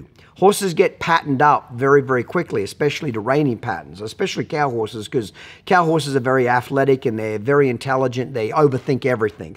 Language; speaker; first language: English; native; English